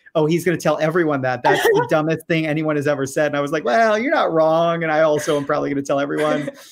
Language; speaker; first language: English; native; English